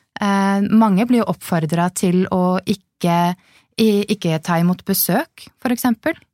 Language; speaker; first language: Norwegian; native; Norwegian